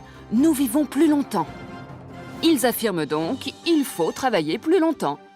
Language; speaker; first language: French; native; French